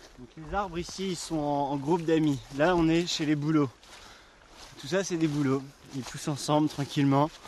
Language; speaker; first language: French; native; French